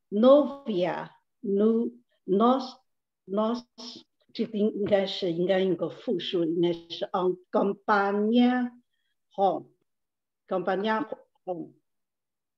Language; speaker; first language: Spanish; non-native, learner; Chinese